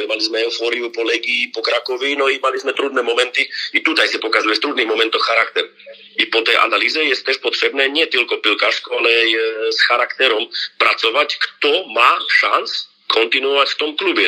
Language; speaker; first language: Polish; non-native, learner; Slovak